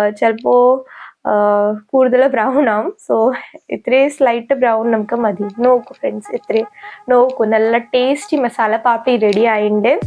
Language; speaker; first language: Malayalam; non-native, local second language; Hindi